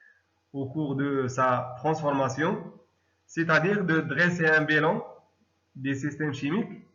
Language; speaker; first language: French; non-native, local second language; Arabic